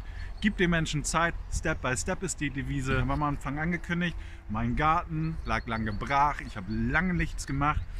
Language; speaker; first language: German; native; German